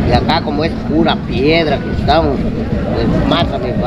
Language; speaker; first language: Spanish; native; Spanish